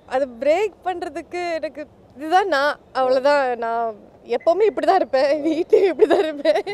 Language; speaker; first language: Tamil; early bilingual, other home language; English